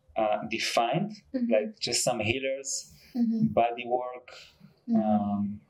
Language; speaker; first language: English; non-native, fluent; Hebrew